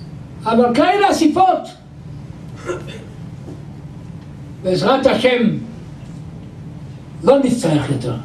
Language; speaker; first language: Hebrew; non-native, local second language; Yiddish